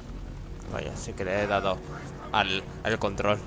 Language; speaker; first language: Spanish; native; Spanish